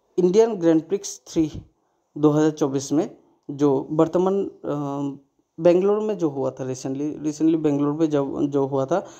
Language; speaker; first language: Hindi; non-native, local second language; Bangla